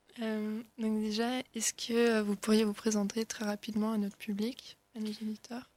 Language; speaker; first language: French; native; French